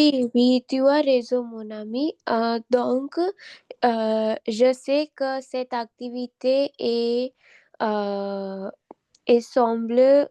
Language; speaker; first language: French; non-native, learner; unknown